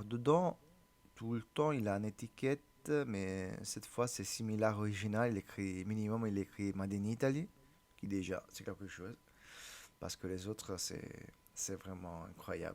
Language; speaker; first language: French; non-native, learner; Italian